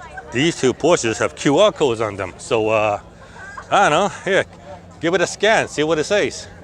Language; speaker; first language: English; native; English